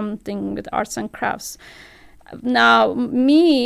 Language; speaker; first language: English; non-native, fluent; Turkish